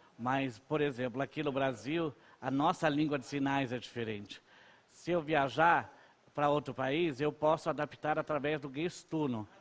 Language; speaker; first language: Portuguese; non-native, local second language; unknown